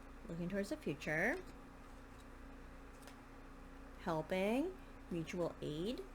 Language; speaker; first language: English; native; English